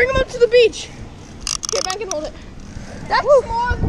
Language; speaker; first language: English; native; English